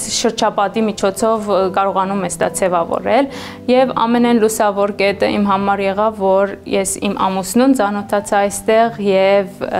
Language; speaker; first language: Armenian; early bilingual, heritage; Armenian